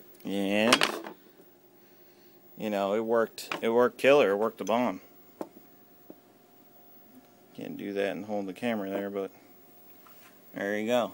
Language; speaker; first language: English; native; English